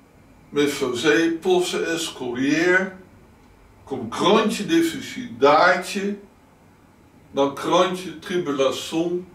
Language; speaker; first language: Portuguese; non-native, learner; Dutch